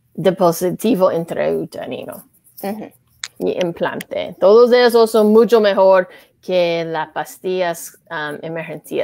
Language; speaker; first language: Spanish; non-native, learner; English